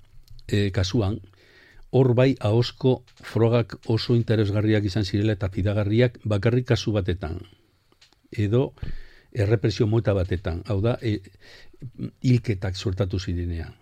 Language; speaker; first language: Basque; non-native, local second language; Spanish